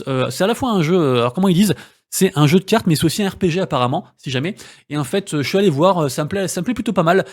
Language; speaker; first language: French; native; French